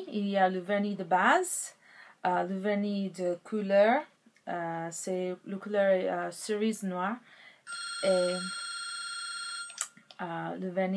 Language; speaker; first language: French; non-native, local second language; English